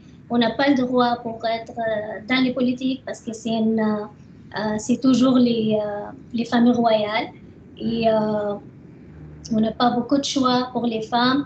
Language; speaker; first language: French; non-native, learner; Arabic